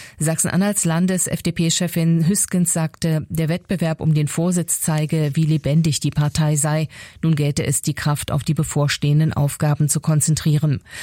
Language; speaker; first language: German; native; German